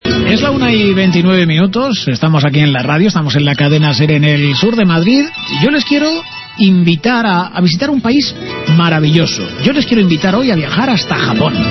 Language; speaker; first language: Spanish; native; Spanish